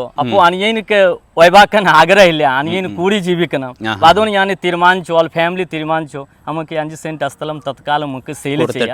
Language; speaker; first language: Malayalam; non-native, local second language; Hindi